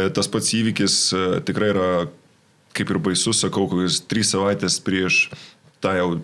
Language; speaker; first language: Lithuanian; native; Lithuanian